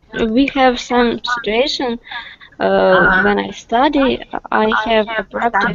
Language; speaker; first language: English; non-native, learner; Russian